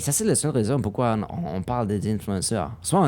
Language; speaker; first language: French; non-native, learner; German